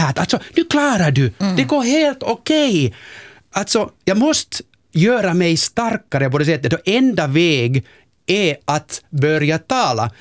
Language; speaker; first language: Swedish; non-native, local second language; Finnish